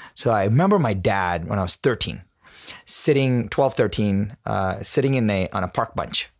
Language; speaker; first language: English; non-native, local second language; Tamil